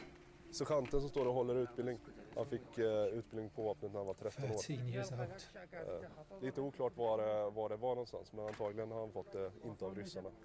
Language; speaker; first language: Swedish; native; Swedish